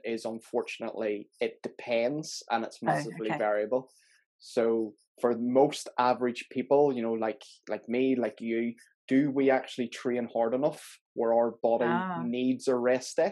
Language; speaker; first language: English; native; English